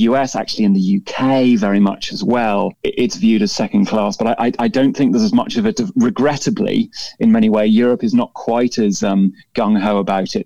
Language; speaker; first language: English; native; English